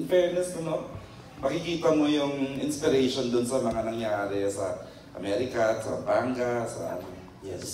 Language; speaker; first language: Filipino; native; Filipino